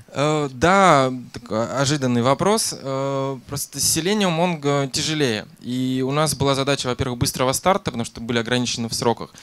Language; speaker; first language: Russian; native; Russian